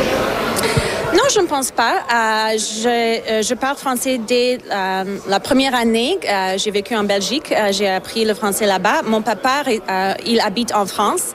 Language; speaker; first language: French; non-native, fluent; Slovak